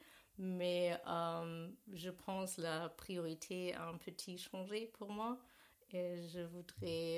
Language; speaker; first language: French; non-native, learner; German